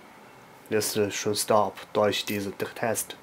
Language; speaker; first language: German; non-native, learner; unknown